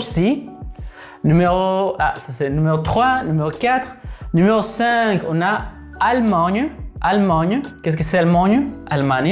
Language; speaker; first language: French; non-native, fluent; Spanish